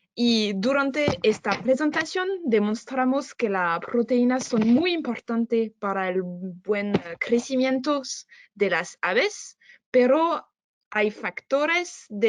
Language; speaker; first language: Spanish; non-native, fluent; French